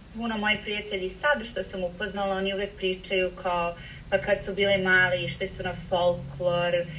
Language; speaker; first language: Serbian; early bilingual, heritage; Serbian